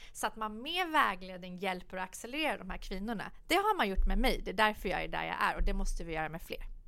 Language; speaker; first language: Swedish; early bilingual, other home language; Persian